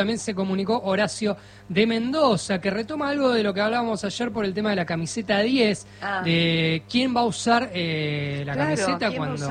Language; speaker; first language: Spanish; native; Spanish